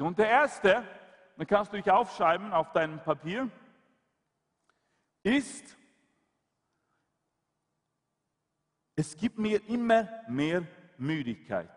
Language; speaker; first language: German; non-native, fluent; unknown